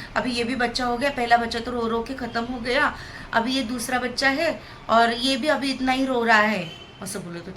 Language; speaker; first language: Hindi; non-native, local second language; Marathi